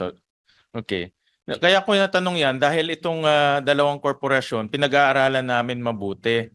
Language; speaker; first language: Filipino; native; Filipino